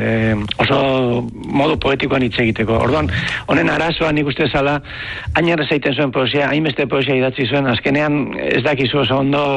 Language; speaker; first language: Basque; native; Basque